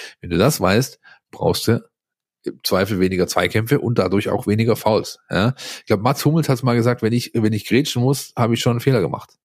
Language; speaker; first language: German; native; German